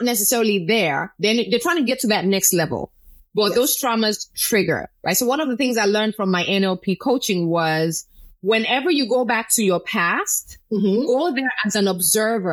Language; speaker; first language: English; non-native, local second language; Yoruba